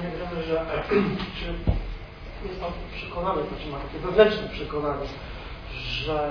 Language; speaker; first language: Polish; native; Polish